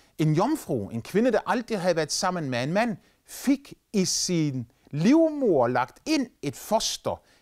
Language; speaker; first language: Danish; native; Danish